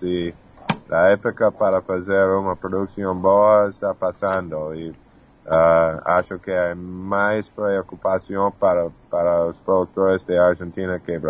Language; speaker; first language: Portuguese; non-native, fluent; English